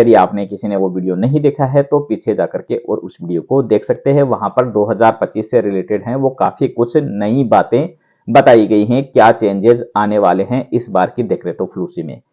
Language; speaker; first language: Hindi; native; Hindi